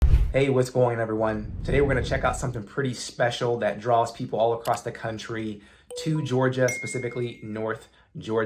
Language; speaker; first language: English; native; English